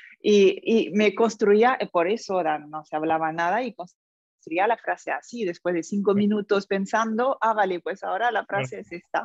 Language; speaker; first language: Spanish; non-native, fluent; French